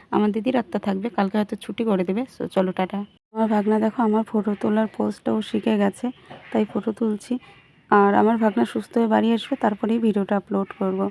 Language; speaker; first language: Bangla; non-native, local second language; Rangpuri